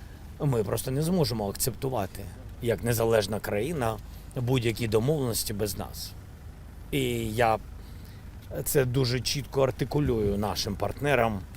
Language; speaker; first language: Ukrainian; non-native, local second language; Russian